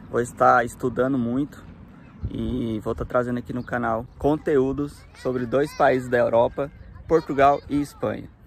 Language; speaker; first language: Portuguese; native; Portuguese